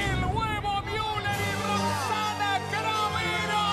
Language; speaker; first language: Spanish; native; Spanish